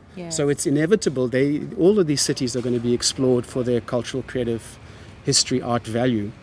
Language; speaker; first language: English; native; English